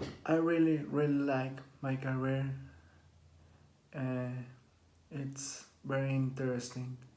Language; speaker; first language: English; non-native, learner; Spanish